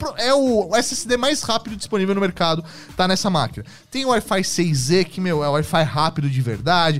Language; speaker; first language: Portuguese; native; Portuguese